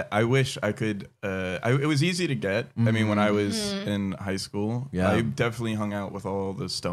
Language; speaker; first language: English; native; English